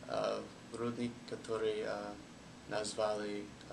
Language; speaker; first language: Russian; non-native, learner; English